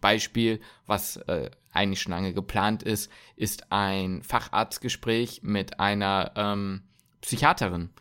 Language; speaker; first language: German; native; German